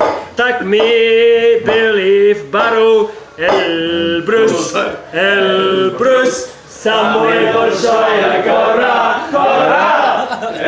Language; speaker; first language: Russian; non-native, learner; English